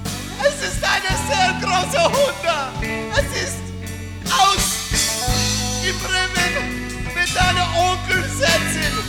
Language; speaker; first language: German; non-native, learner; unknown